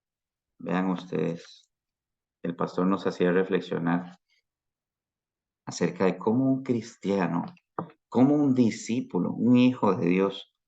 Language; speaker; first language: Spanish; native; Spanish